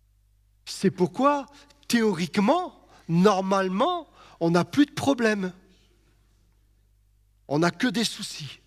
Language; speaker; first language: French; native; French